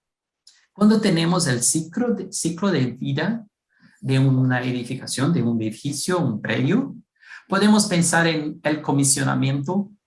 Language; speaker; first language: Spanish; non-native, fluent; Portuguese